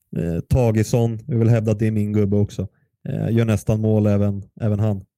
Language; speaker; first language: Swedish; native; Swedish